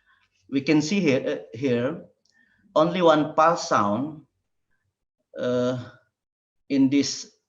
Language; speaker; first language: English; non-native, learner; Indonesian